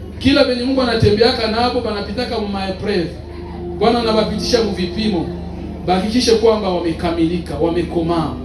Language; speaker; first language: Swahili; native; Swahili